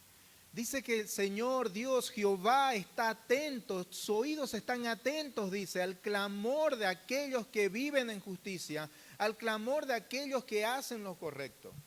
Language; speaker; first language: Spanish; native; Spanish